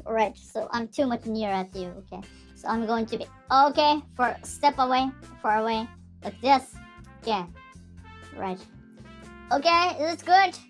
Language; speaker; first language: English; non-native, learner; Japanese